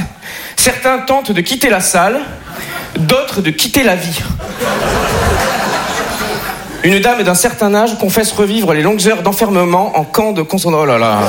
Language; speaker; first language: French; native; French